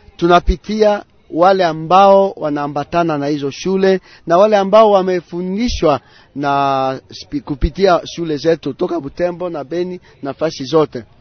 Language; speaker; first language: Swahili; non-native, local second language; Nande